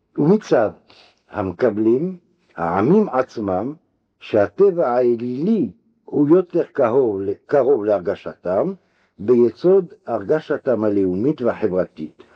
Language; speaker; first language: Hebrew; non-native, fluent; French